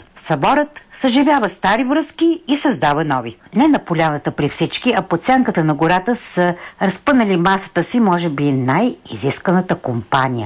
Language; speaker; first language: Bulgarian; native; Bulgarian